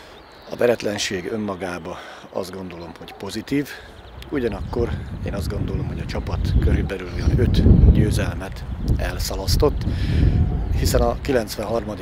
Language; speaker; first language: Hungarian; native; Hungarian